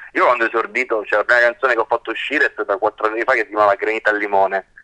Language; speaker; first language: Italian; native; Italian